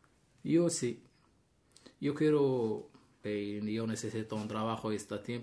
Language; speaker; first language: Spanish; non-native, learner; Arabic